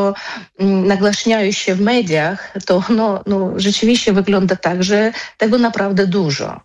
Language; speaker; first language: Polish; non-native, fluent; Ukrainian